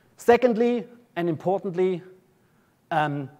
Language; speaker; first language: English; non-native, fluent; German